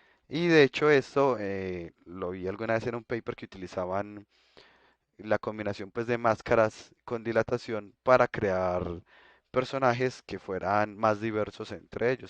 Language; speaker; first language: Spanish; native; Spanish